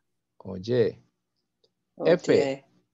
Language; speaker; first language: Spanish; non-native, fluent; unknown